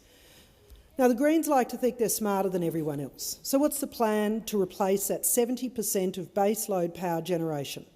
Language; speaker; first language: English; native; English